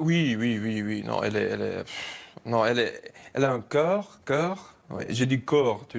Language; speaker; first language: French; non-native, fluent; English